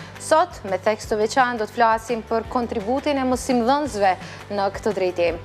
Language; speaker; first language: Albanian; native; Albanian